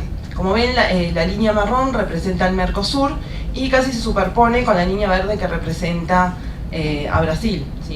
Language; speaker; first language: Spanish; native; Spanish